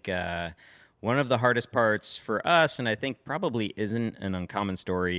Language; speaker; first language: English; native; English